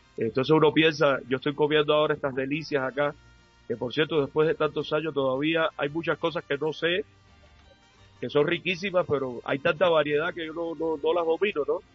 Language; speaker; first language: Spanish; native; Spanish